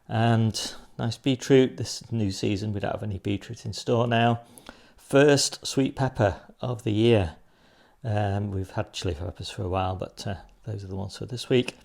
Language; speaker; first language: English; native; English